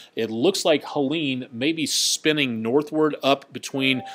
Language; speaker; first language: English; native; English